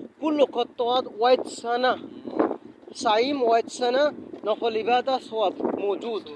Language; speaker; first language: Arabic; non-native, learner; Bangla